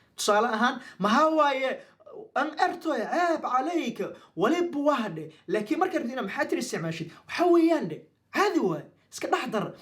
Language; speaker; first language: Somali; non-native, local second language; Maay